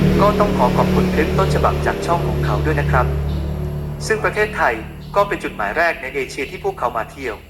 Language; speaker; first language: Thai; native; Thai